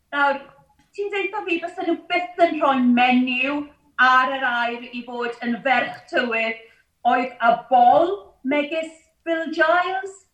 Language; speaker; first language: Welsh; non-native, local second language; English